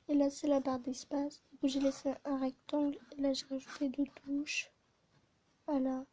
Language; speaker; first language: French; native; French